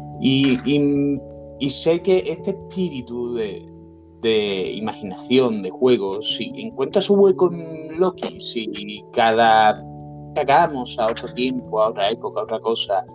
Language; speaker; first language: Spanish; native; Spanish